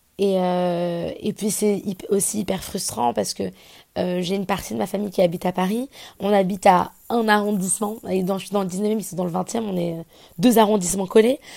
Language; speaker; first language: French; native; French